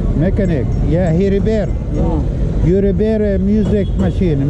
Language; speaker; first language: English; non-native, learner; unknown